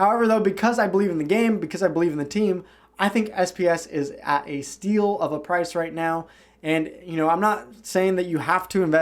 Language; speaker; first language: English; native; English